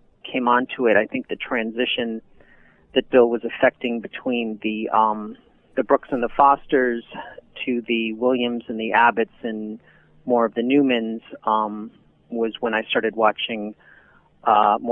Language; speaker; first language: English; native; English